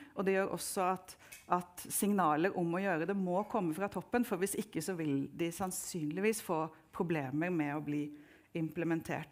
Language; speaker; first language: Norwegian; native; Norwegian